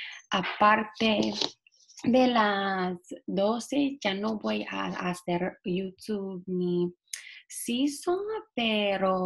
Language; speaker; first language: Spanish; non-native, fluent; English